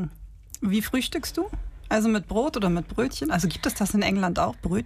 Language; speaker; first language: German; native; German